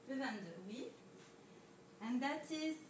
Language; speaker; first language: French; non-native, fluent; Dutch